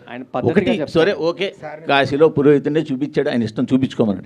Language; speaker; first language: Telugu; native; Telugu